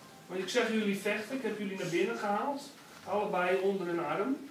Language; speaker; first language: Dutch; native; Dutch